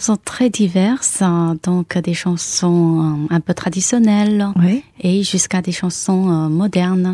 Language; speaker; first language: French; non-native, fluent; Chinese